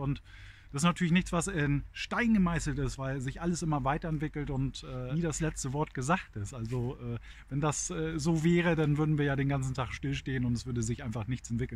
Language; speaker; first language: German; native; German